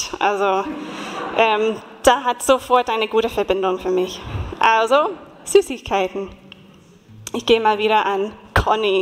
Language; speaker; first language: German; non-native, fluent; English